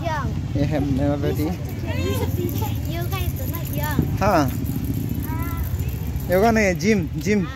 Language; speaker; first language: Hindi; non-native, local second language; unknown